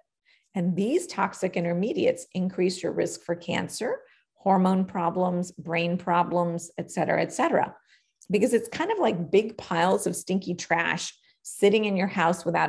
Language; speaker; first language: English; native; English